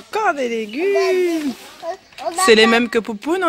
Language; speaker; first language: French; native; French